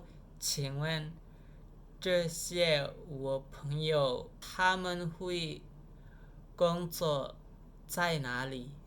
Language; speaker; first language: Chinese; non-native, learner; Indonesian